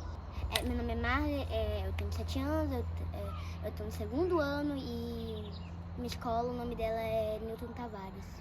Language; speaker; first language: Portuguese; early bilingual, other home language; Spanish